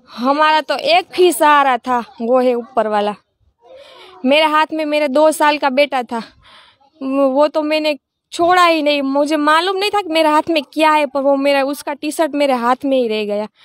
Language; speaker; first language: Hindi; non-native, local second language; Gujarati